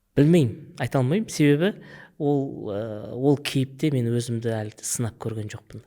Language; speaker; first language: Kazakh; native; Kazakh